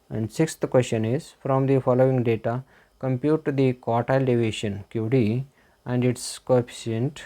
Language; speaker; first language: English; non-native, local second language; Kannada